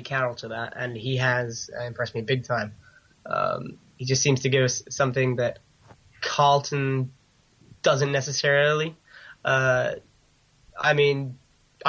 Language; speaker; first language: English; native; English